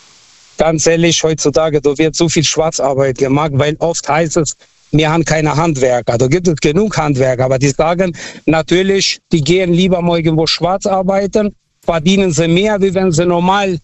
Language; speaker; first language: German; non-native, fluent; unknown